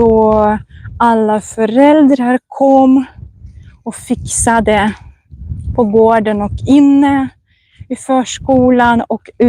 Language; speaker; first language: Swedish; non-native, fluent; Russian